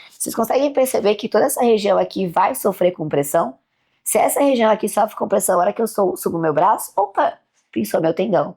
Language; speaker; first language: Portuguese; native; Portuguese